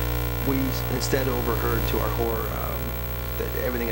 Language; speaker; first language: English; native; English